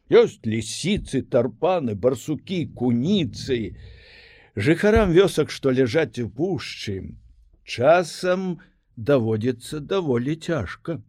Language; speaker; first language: Belarusian; native; Belarusian